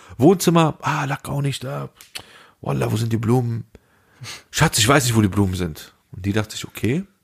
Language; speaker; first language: German; early bilingual, other home language; Turkish